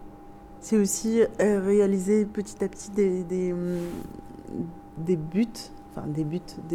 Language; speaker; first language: French; non-native, local second language; Arabic